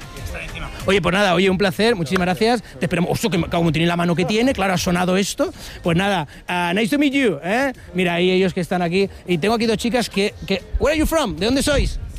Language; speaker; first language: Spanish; native; Spanish